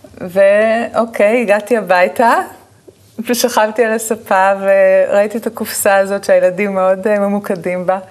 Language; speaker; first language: Hebrew; native; Hebrew